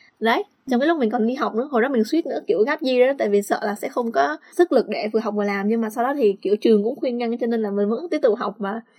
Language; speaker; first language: Vietnamese; native; Vietnamese